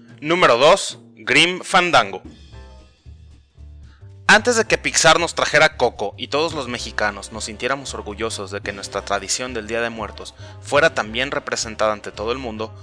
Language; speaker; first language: Spanish; native; Spanish